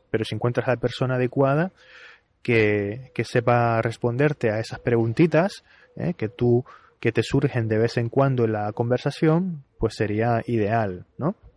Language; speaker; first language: Spanish; native; Spanish